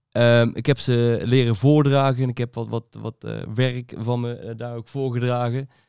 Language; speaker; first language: Dutch; native; Dutch